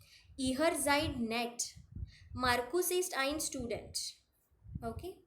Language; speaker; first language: German; non-native, fluent; Marathi